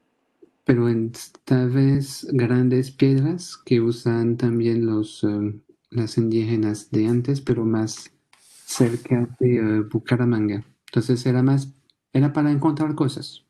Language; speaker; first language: Spanish; non-native, fluent; French